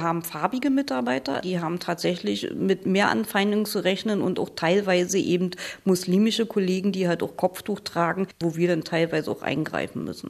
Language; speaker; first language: German; native; German